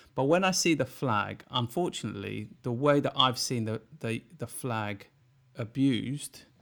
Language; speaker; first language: English; native; English